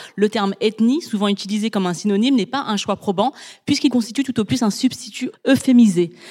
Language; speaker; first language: French; native; French